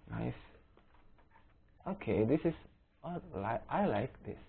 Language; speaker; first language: English; non-native, learner; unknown